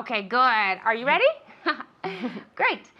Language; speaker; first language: English; non-native, fluent; Spanish